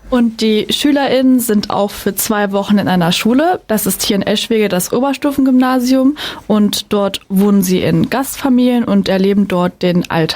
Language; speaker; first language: German; native; German